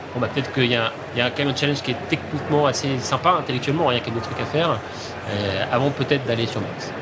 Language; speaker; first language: French; native; French